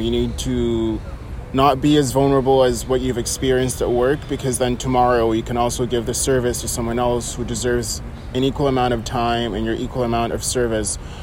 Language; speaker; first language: English; native; English